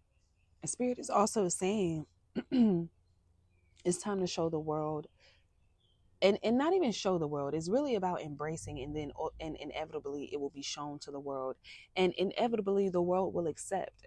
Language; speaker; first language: English; native; English